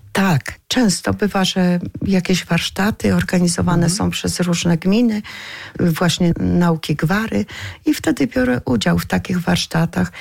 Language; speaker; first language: Polish; native; Polish